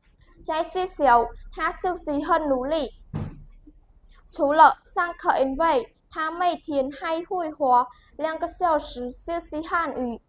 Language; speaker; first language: Chinese; non-native, learner; Khmer